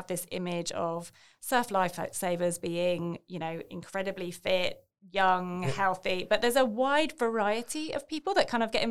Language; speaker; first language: English; native; English